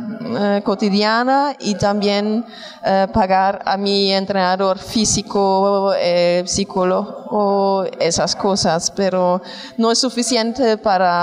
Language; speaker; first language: Spanish; non-native, fluent; German